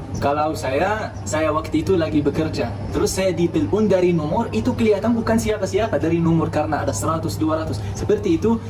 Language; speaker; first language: Indonesian; non-native, fluent; Arabic